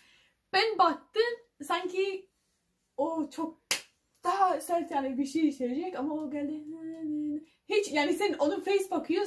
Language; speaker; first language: Turkish; non-native, learner; English